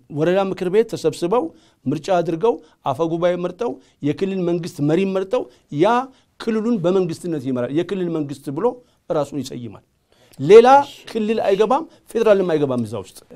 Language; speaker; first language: Amharic; native; Amharic